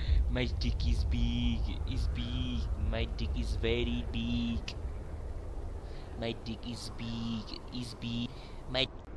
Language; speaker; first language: English; non-native, learner; Vietnamese